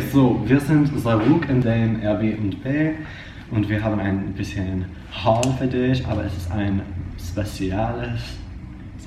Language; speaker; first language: German; non-native, learner; English